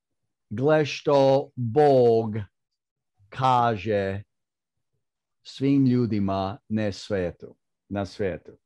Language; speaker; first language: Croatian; early bilingual, heritage; Croatian